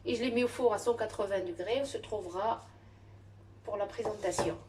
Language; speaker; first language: French; non-native, local second language; Arabic